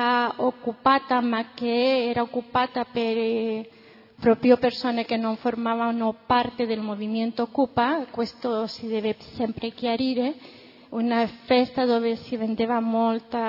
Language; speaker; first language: Italian; non-native, fluent; Spanish